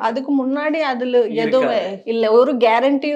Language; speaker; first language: Tamil; non-native, learner; Malayalam